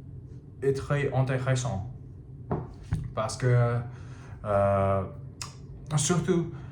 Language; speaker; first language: French; non-native, learner; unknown